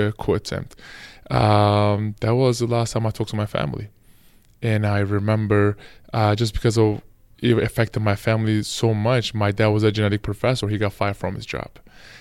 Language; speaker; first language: English; non-native, fluent; Turkish